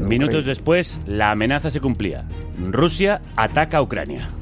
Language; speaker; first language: Spanish; native; Spanish